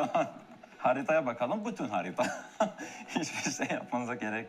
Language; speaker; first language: Turkish; non-native, fluent; Arabic